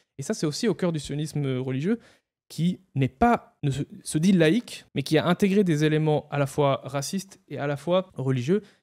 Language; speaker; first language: French; non-native, fluent; Hebrew